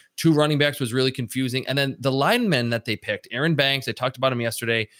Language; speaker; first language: English; native; English